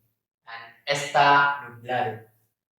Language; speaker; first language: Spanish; non-native, learner; Indonesian